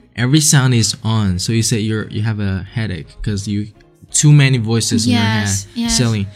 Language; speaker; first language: English; non-native, fluent; Chinese